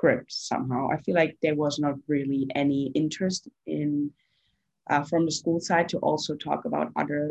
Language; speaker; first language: English; non-native, fluent; German